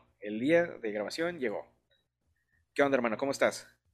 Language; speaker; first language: Spanish; native; Spanish